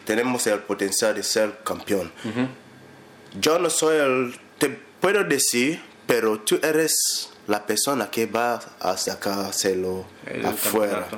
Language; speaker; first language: Spanish; non-native, learner; English